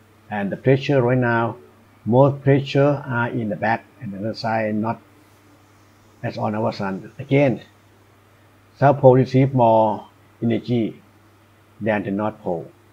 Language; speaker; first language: English; non-native, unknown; Thai